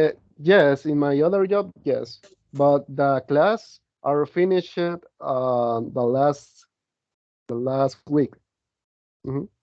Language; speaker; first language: English; non-native, learner; Spanish